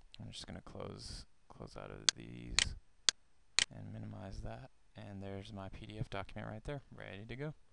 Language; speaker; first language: English; native; English